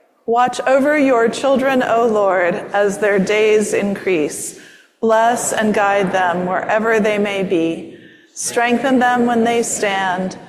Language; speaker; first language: English; native; English